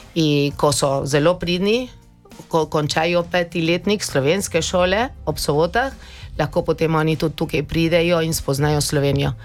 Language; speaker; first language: Slovenian; early bilingual, heritage; Slovenian